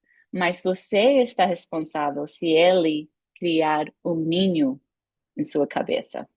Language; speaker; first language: Portuguese; non-native, fluent; English